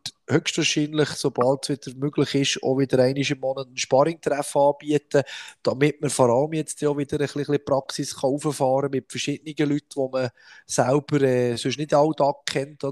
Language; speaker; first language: German; native; German